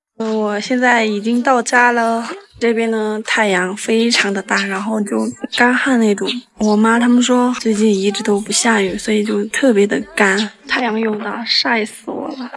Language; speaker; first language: Chinese; non-native, local second language; Tibetan